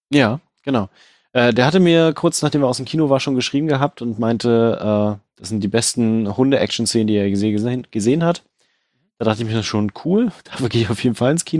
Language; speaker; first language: German; native; German